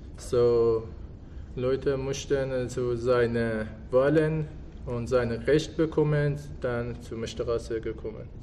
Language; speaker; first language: German; non-native, learner; Persian